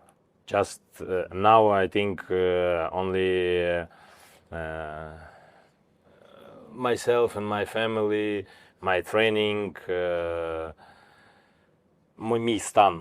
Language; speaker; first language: English; non-native, learner; Ukrainian